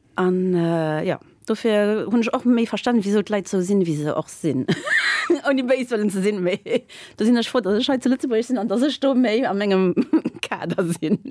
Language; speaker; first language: Luxembourgish; early bilingual, other home language; Spanish